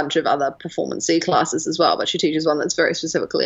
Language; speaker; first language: English; native; English